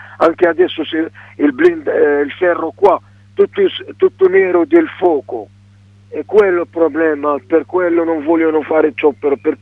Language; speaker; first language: Italian; non-native, learner; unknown